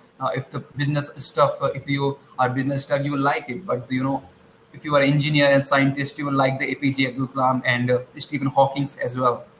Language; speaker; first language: English; non-native, learner; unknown